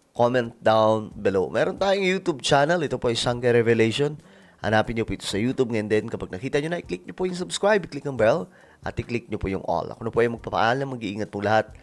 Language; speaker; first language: Filipino; non-native, local second language; Waray